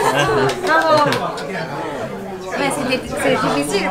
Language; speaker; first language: French; non-native, learner; Japanese